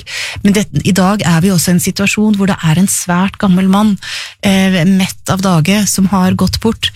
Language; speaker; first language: Norwegian; native; Norwegian